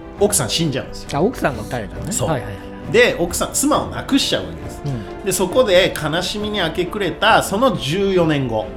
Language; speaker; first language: Japanese; native; Japanese